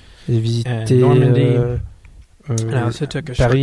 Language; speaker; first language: French; non-native, fluent; English